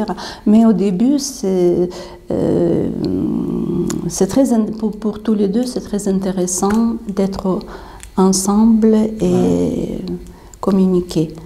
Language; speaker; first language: French; non-native, fluent; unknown